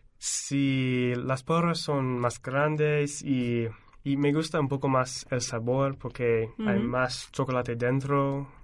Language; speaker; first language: Spanish; non-native, fluent; English